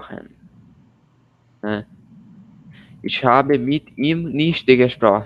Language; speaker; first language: German; non-native, learner; Portuguese